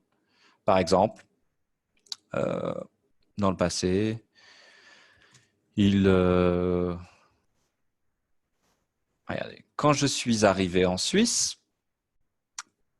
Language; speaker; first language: French; native; French